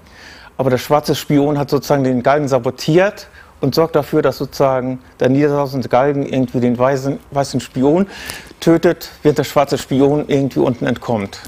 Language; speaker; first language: German; native; German